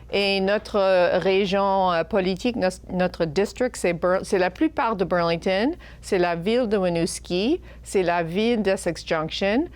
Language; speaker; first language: French; non-native, fluent; English